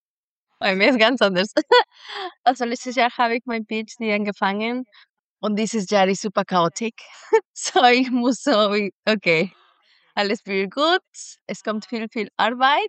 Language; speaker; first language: German; non-native, fluent; Spanish